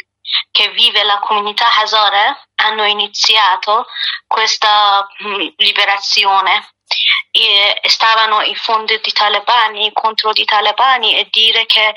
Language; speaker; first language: Italian; non-native, learner; Persian